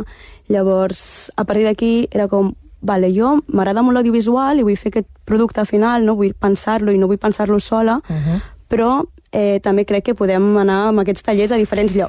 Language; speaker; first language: Catalan; early bilingual, heritage; Catalan